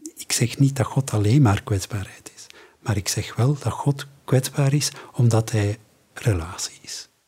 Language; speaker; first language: Dutch; native; Dutch